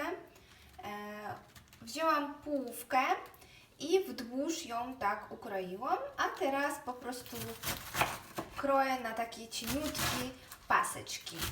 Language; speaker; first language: Polish; non-native, fluent; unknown